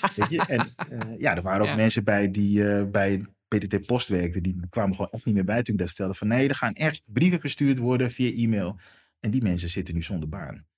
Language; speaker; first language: Dutch; native; Dutch